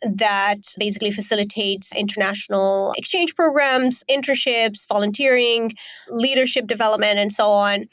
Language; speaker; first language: English; non-native, fluent; Romanian